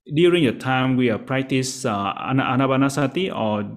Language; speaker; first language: English; non-native, learner; Vietnamese